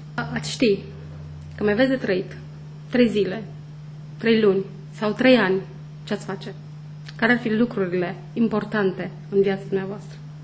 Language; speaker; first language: Romanian; native; Romanian